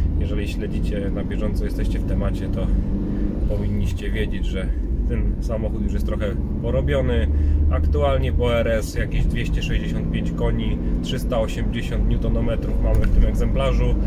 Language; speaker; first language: Polish; native; Polish